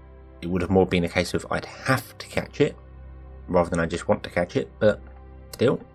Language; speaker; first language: English; native; English